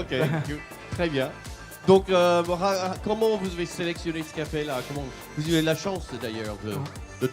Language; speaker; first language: French; native; French